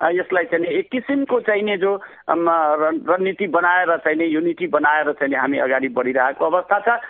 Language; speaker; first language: Nepali; non-native, local second language; Maithili